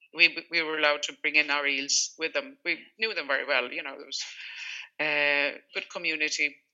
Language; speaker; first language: English; non-native, fluent; Swedish